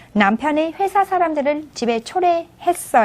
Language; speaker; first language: Korean; non-native, fluent; Vietnamese